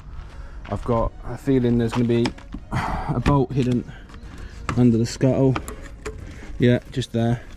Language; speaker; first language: English; native; English